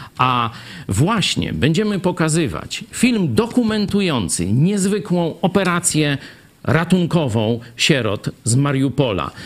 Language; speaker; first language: Polish; native; Polish